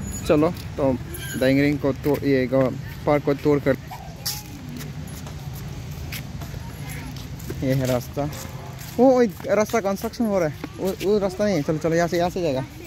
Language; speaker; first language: Hindi; non-native, local second language; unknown